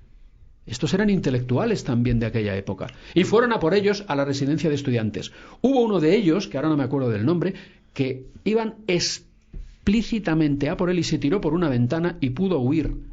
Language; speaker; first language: Spanish; native; Spanish